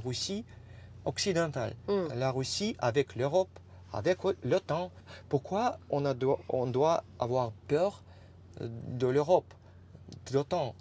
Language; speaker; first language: French; non-native, fluent; Russian